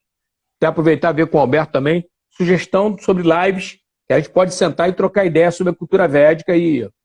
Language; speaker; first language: Portuguese; native; Portuguese